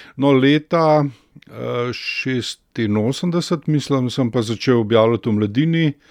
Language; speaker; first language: Slovenian; native; Slovenian